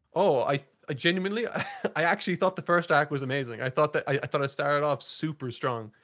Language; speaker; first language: English; native; English